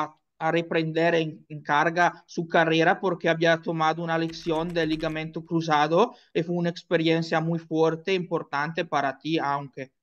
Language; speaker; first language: Spanish; non-native, learner; Italian